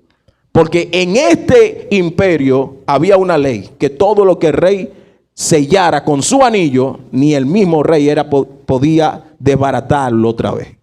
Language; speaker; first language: Spanish; native; Spanish